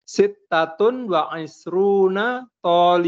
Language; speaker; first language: Arabic; non-native, learner; Indonesian